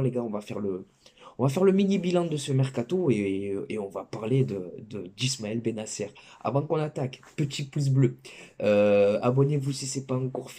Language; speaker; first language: French; native; French